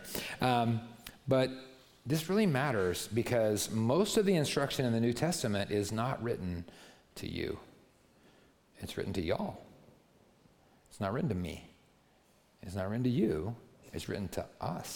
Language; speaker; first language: English; native; English